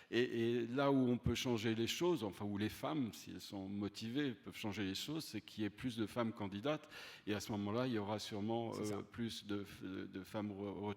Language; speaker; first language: French; native; French